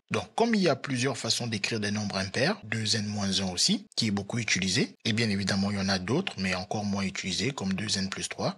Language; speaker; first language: French; native; French